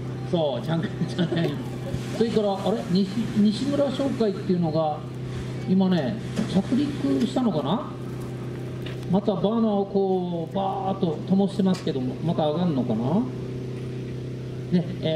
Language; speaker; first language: Japanese; native; Japanese